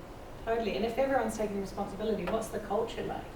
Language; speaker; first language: English; native; English